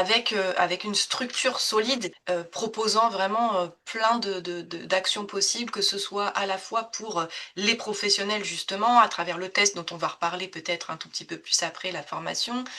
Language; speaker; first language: French; native; French